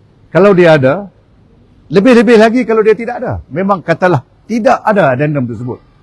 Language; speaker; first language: Malay; native; Malay